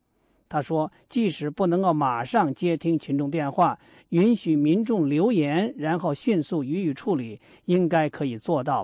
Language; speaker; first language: Chinese; native; Chinese